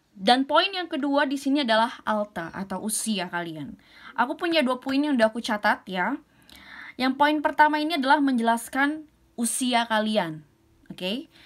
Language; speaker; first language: Indonesian; native; Indonesian